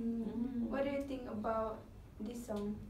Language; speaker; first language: English; non-native, local second language; Malay